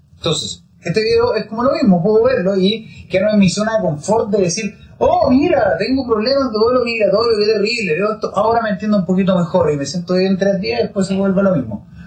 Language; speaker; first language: Spanish; native; Spanish